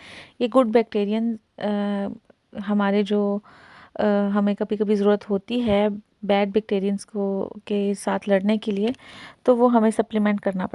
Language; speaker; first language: Hindi; native; Hindi